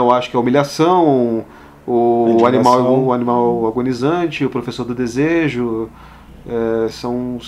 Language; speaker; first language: Portuguese; native; Portuguese